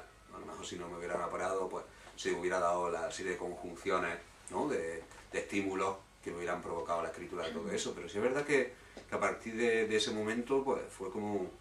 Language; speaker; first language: Spanish; native; Spanish